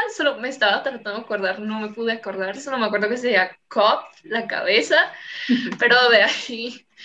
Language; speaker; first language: Spanish; native; Spanish